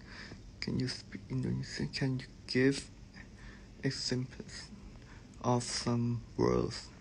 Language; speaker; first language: English; non-native, learner; Thai